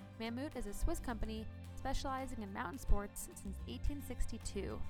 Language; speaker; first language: English; native; English